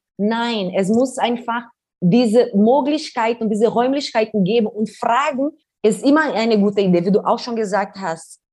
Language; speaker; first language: German; non-native, fluent; Portuguese